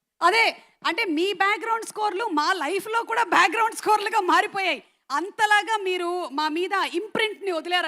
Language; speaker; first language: Telugu; native; Telugu